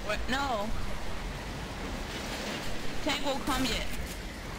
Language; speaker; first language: English; non-native, learner; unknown